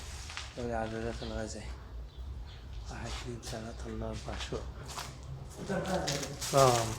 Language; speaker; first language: Arabic; native; Arabic